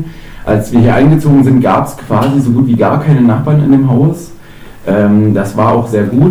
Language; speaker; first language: German; native; German